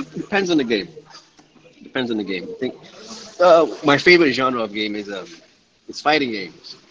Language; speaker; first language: English; non-native, local second language; Malay